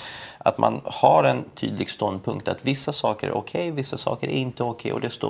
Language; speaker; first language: Swedish; early bilingual, other home language; Persian